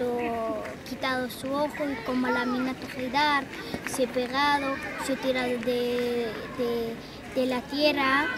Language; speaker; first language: Spanish; non-native, learner; Arabic